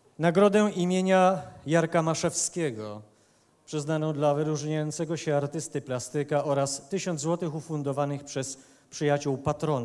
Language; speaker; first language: Polish; native; Polish